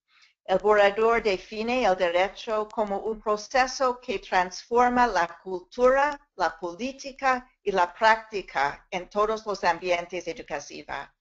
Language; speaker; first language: Spanish; non-native, fluent; English